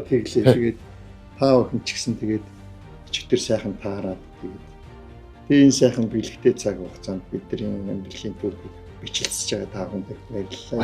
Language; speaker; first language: Mongolian; native; Mongolian